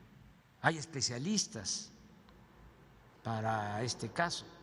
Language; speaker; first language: Spanish; native; Spanish